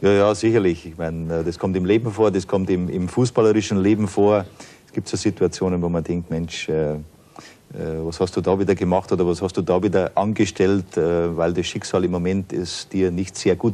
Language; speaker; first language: German; native; German